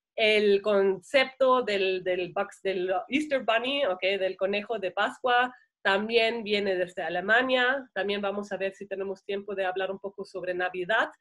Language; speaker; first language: Spanish; non-native, fluent; German